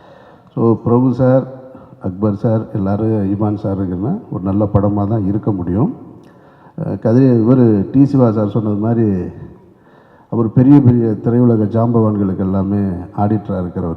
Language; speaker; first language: Tamil; native; Tamil